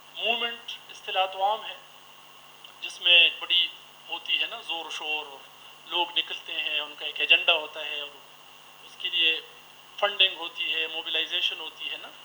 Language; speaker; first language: Urdu; non-native, local second language; Pashto